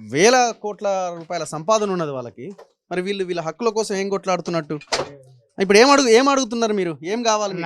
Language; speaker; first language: Telugu; native; Telugu